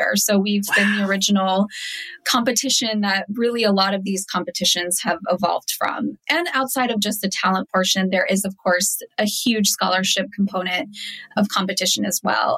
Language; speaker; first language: English; early bilingual, other home language; Telugu